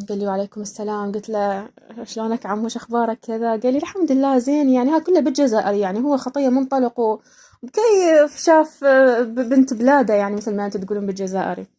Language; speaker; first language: Arabic; native; Arabic